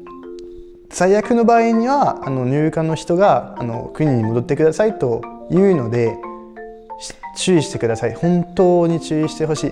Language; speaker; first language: Japanese; non-native, fluent; French